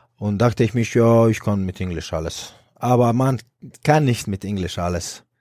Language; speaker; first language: German; non-native, fluent; Croatian